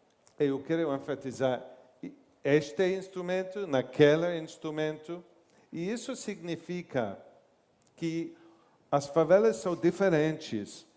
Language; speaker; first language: Portuguese; non-native, learner; English